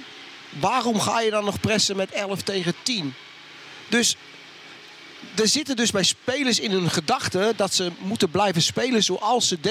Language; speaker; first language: Dutch; native; Dutch